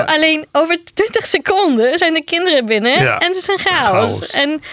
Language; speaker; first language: Dutch; non-native, fluent; Portuguese